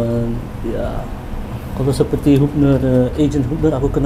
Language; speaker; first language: Indonesian; early bilingual, heritage; Dutch